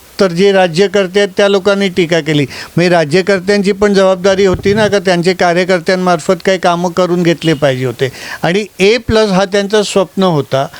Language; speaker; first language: Marathi; non-native, local second language; Gujarati